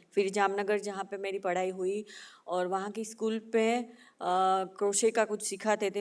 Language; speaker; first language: Hindi; non-native, local second language; Gujarati